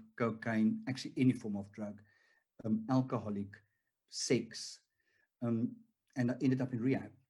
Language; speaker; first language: English; non-native, local second language; Afrikaans